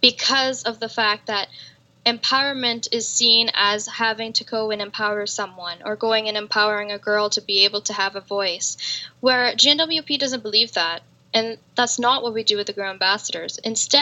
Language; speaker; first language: English; native; English